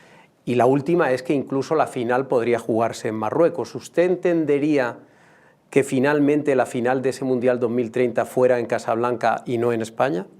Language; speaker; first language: Spanish; native; Spanish